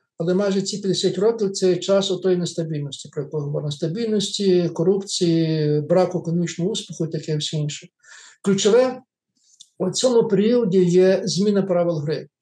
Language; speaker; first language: Ukrainian; native; Ukrainian